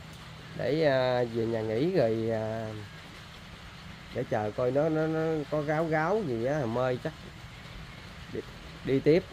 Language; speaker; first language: Vietnamese; native; Vietnamese